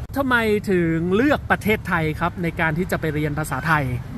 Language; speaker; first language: Thai; native; Thai